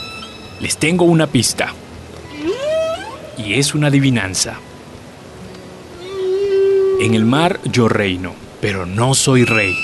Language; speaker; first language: Spanish; native; Spanish